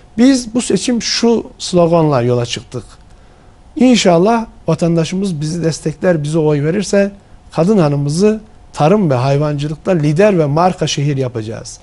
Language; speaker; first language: Turkish; native; Turkish